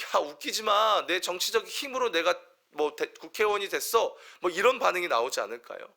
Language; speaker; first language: Korean; native; Korean